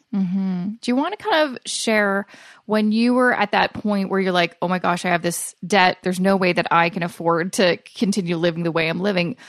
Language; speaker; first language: English; native; English